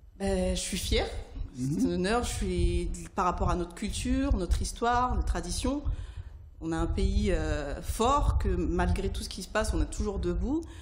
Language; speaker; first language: French; early bilingual, other home language; Haitian Creole